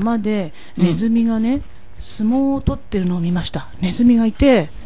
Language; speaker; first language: Japanese; native; Japanese